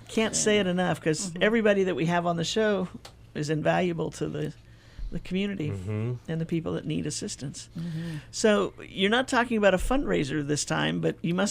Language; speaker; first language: English; native; English